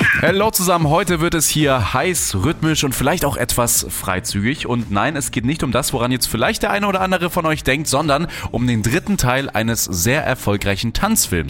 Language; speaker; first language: German; native; German